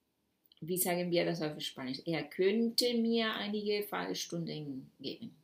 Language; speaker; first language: German; non-native, fluent; Spanish